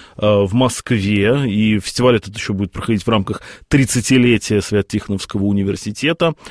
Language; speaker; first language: Russian; native; Russian